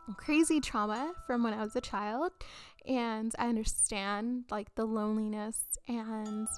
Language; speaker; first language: English; early bilingual, other home language; Spanish